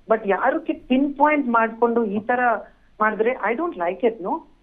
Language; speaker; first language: Kannada; non-native, learner; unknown